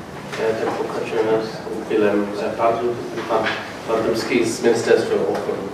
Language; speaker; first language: Czech; non-native, learner; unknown